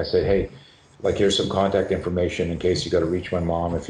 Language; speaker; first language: English; native; English